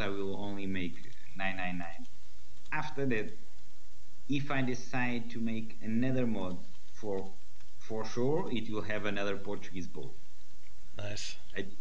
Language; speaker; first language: English; non-native, learner; Portuguese